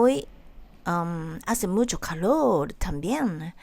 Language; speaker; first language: Spanish; non-native, learner; Japanese